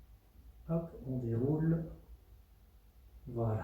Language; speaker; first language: French; native; French